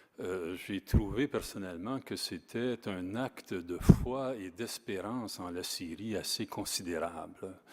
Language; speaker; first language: French; native; French